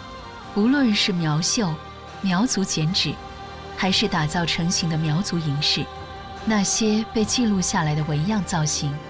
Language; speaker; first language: Chinese; native; Chinese